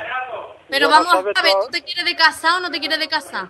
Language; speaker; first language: Spanish; native; Spanish